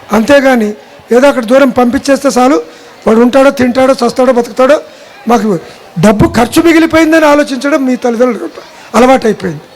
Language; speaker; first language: Telugu; non-native, local second language; Kannada